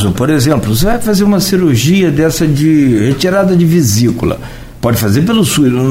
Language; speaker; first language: Portuguese; native; Portuguese